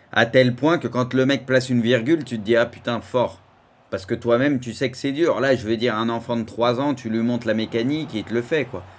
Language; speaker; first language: French; native; French